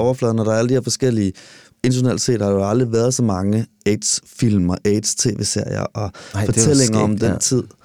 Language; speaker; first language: Danish; native; Danish